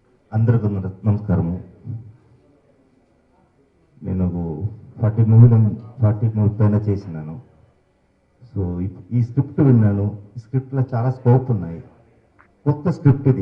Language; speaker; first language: Telugu; non-native, learner; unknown